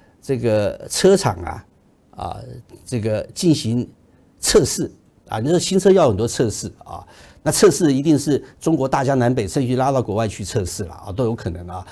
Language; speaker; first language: Chinese; native; Chinese